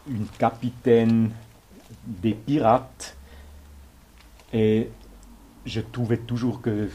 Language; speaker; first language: French; non-native, local second language; German